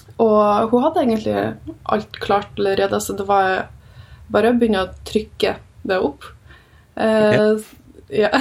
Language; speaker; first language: Norwegian; early bilingual, other home language; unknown